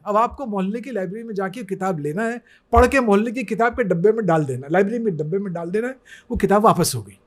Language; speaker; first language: Urdu; native; Urdu